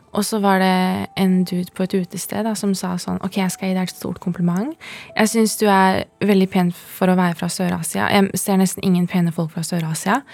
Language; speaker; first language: Norwegian; early bilingual, other home language; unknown